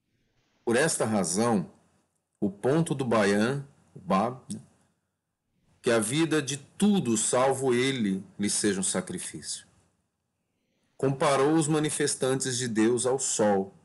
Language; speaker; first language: Portuguese; native; Portuguese